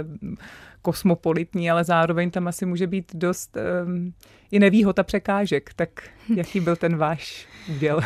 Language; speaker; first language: Czech; native; Czech